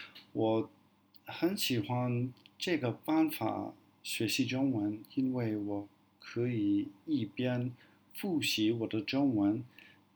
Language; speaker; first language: Chinese; non-native, learner; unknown